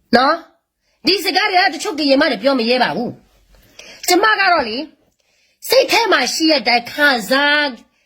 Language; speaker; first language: Burmese; non-native, local second language; S'gaw Karen